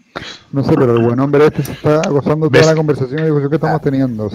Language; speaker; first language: Spanish; native; Spanish